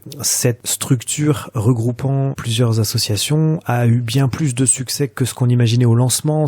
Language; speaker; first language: French; native; French